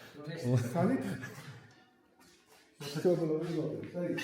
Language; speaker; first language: Russian; non-native, local second language; Uzbek